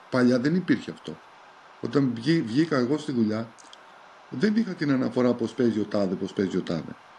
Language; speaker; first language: Greek; early bilingual, heritage; Greek